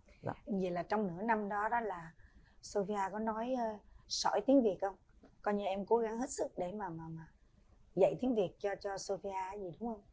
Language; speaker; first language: Vietnamese; native; Vietnamese